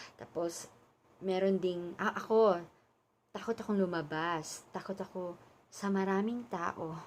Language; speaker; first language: Filipino; non-native, local second language; Cebuano